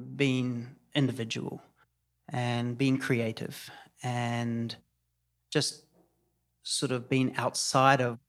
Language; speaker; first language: English; native; English